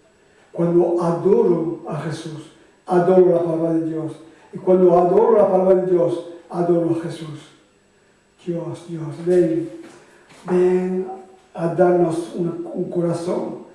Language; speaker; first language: Spanish; non-native, fluent; French